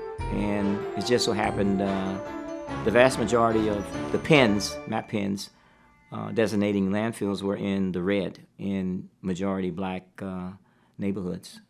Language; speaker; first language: English; native; English